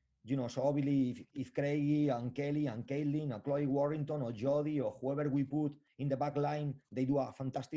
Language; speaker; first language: English; non-native, fluent; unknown